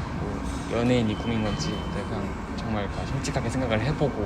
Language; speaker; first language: Korean; non-native, fluent; Thai